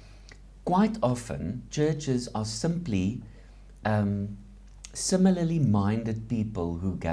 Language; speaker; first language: English; non-native, local second language; Afrikaans